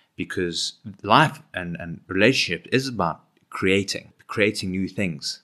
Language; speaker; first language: English; native; English